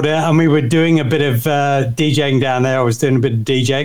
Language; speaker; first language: English; native; English